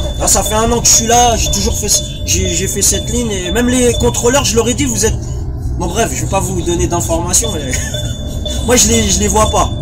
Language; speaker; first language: French; early bilingual, other home language; Arabic